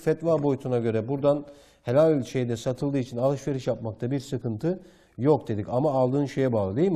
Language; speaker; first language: Turkish; native; Turkish